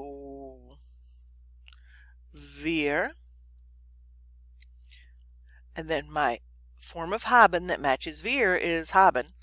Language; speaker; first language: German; non-native, fluent; English